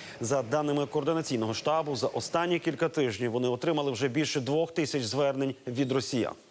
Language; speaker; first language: Ukrainian; native; Ukrainian